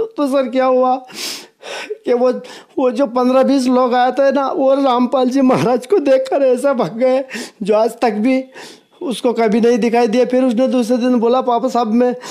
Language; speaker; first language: Hindi; native; Hindi